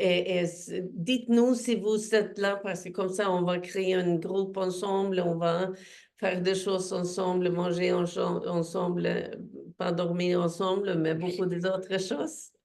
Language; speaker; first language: French; non-native, fluent; Swedish